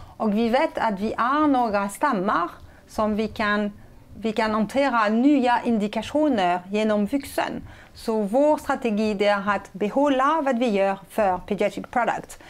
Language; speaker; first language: Swedish; non-native, fluent; French